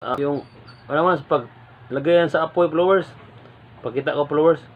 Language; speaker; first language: Filipino; non-native, local second language; Cebuano